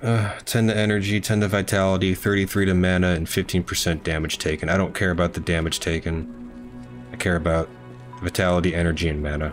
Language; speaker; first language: English; native; English